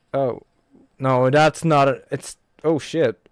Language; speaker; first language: English; non-native, fluent; Norwegian